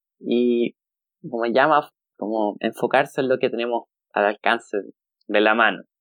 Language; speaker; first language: Spanish; native; Spanish